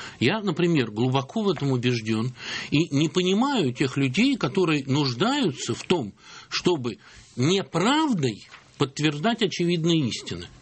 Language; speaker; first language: Russian; native; Russian